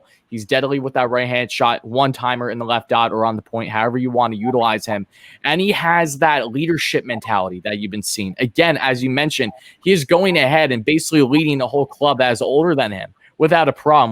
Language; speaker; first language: English; native; English